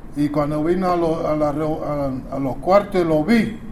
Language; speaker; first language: Spanish; early bilingual, other home language; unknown